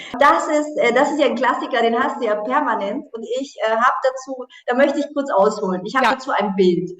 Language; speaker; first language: German; native; German